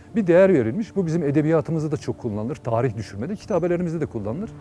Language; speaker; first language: Turkish; native; Turkish